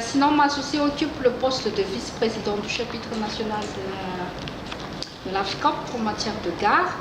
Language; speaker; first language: French; non-native, local second language; Malagasy